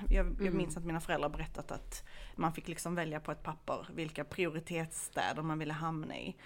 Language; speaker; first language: Swedish; early bilingual, other home language; Bosnian